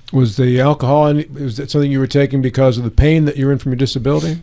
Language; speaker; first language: English; native; English